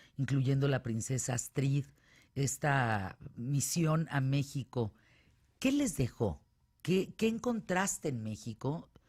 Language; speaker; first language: Spanish; native; Spanish